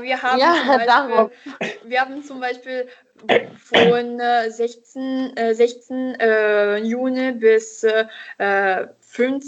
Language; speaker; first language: German; non-native, learner; Italian